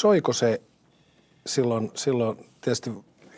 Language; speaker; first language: Finnish; native; Finnish